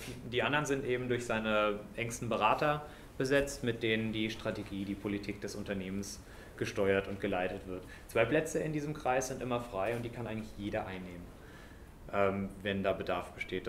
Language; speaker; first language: German; native; German